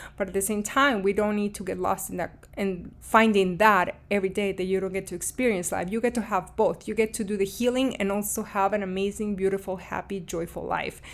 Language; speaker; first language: English; early bilingual, other home language; Spanish